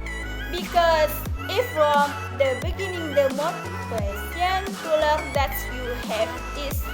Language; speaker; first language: English; non-native, learner; Indonesian